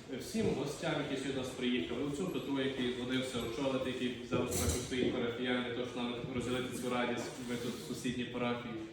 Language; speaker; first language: Ukrainian; native; Ukrainian